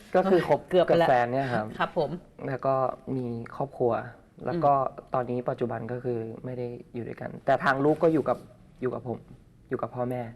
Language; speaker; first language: Thai; native; Thai